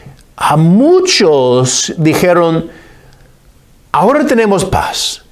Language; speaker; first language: Spanish; non-native, fluent; English